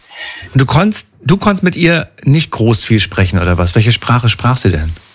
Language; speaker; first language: German; native; German